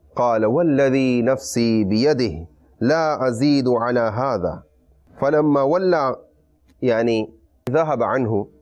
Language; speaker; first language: Arabic; non-native, fluent; Urdu